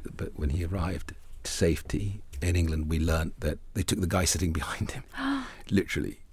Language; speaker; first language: English; early bilingual, other home language; Arabic